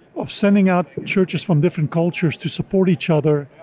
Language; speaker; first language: English; non-native, fluent; Dutch